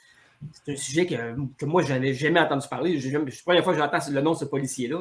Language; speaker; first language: French; native; French